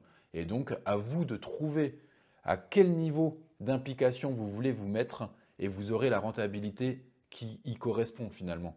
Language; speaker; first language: French; native; French